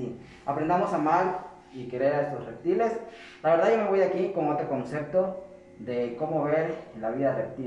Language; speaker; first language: Spanish; native; Spanish